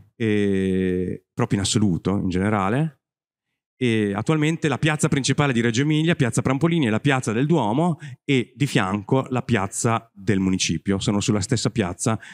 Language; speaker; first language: Italian; native; Italian